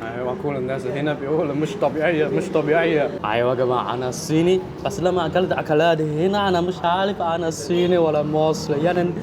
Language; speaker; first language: Arabic; non-native, fluent; Chinese